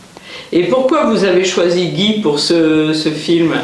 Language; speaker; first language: French; native; French